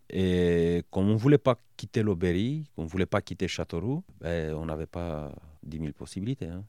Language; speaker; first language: French; non-native, fluent; Romanian